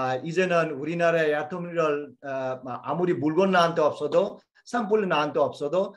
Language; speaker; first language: Korean; non-native, fluent; Bangla